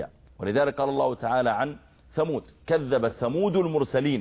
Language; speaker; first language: Arabic; native; Arabic